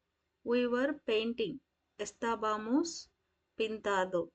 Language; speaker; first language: Spanish; non-native, fluent; Telugu